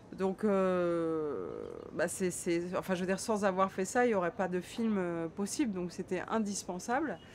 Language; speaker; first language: French; native; French